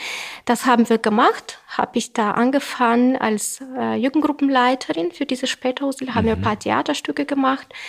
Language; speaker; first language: German; non-native, fluent; Russian